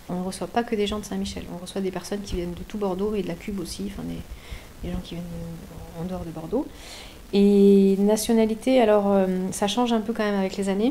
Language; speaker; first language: French; native; French